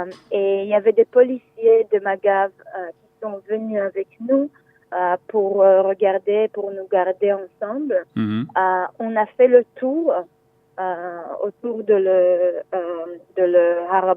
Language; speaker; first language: French; non-native, fluent; Hebrew